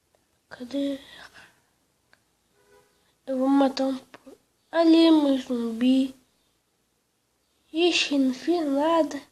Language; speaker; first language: Portuguese; native; Portuguese